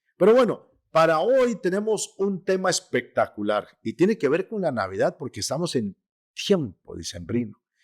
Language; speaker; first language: Spanish; native; Spanish